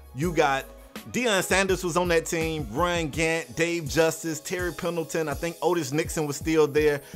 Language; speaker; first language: English; native; English